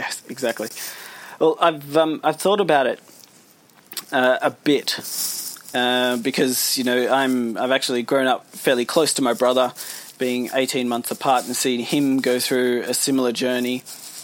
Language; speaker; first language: English; native; English